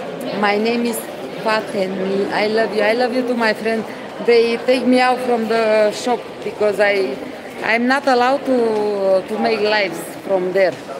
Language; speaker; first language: English; non-native, learner; Romanian